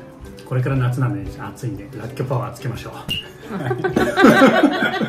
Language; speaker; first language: Japanese; native; Japanese